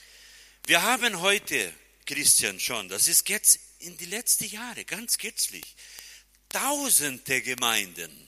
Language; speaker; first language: German; non-native, fluent; Portuguese